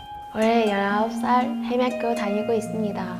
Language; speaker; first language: Korean; non-native, learner; Vietnamese